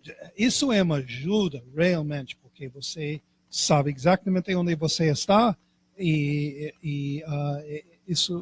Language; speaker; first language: Portuguese; non-native, fluent; English